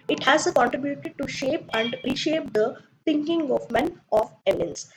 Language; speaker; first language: English; non-native, local second language; Kannada